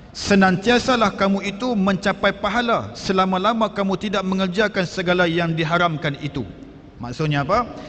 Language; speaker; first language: Malay; native; Malay